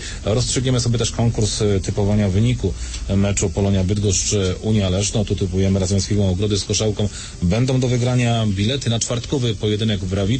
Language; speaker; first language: Polish; native; Polish